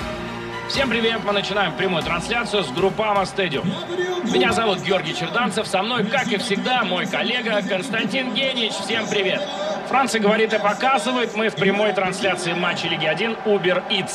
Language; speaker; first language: Russian; native; Russian